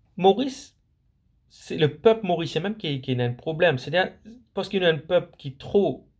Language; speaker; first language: French; non-native, local second language; Morisyen